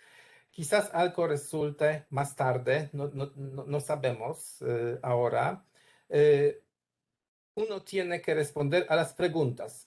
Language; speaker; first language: Spanish; non-native, learner; Polish